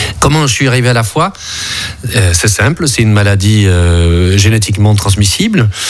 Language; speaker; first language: French; early bilingual, other home language; Spanish